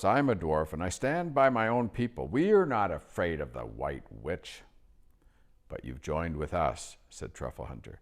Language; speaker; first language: English; native; English